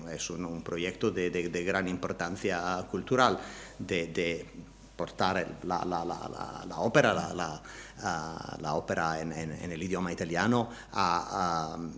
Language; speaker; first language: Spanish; non-native, learner; Italian